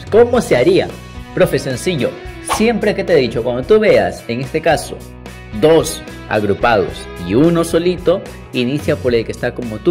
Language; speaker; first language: Spanish; native; Spanish